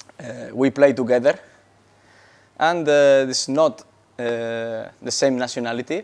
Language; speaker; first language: English; non-native, learner; Spanish